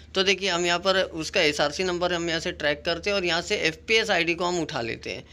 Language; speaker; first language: Hindi; non-native, local second language; Urdu